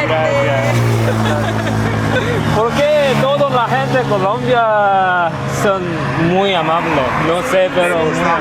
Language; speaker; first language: Spanish; non-native, learner; Korean